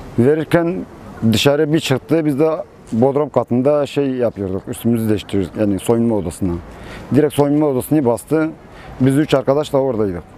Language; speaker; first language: Turkish; non-native, local second language; Kurdish